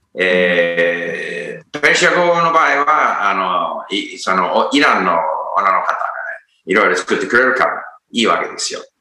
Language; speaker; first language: Japanese; non-native, fluent; English